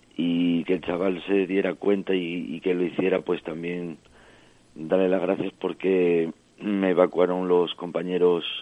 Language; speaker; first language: Spanish; early bilingual, heritage; French